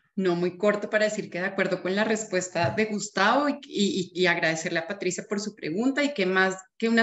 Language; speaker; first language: Spanish; native; Spanish